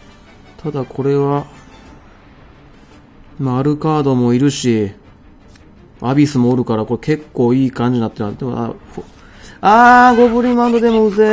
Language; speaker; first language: Japanese; native; Japanese